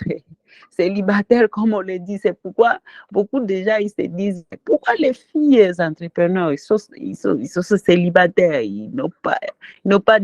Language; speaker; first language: French; non-native, local second language; Swahili